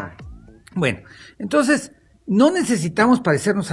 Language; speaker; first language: Spanish; native; Spanish